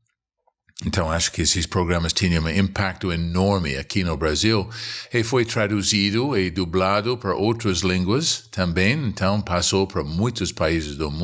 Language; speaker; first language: Portuguese; non-native, fluent; English